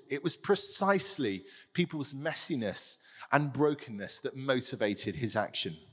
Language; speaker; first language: English; native; English